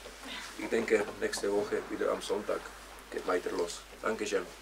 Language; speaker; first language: German; non-native, fluent; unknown